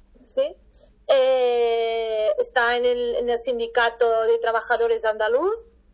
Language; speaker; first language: Italian; non-native, fluent; Catalan